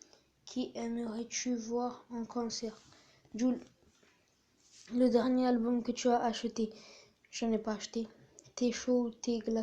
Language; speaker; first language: French; native; French